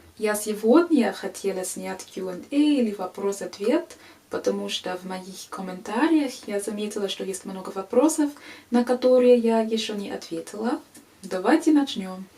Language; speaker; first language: Russian; non-native, fluent; English